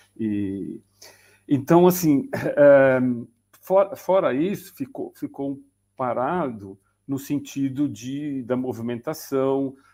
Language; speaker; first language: Portuguese; native; Portuguese